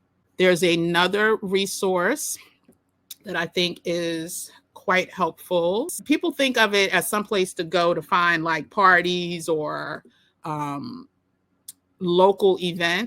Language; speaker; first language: English; native; English